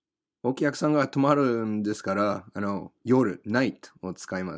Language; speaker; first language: Japanese; non-native, fluent; English